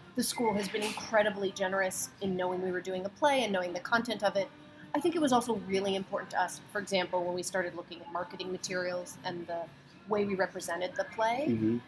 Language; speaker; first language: English; native; English